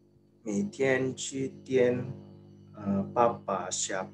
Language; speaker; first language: Chinese; non-native, learner; Indonesian